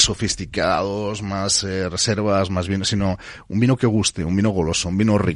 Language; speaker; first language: Spanish; native; Spanish